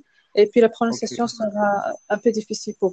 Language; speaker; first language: French; non-native, local second language; Arabic